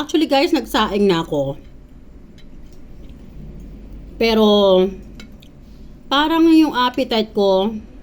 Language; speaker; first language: Filipino; native; Filipino